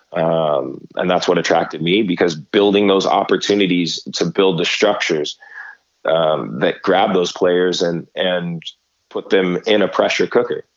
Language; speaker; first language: English; native; English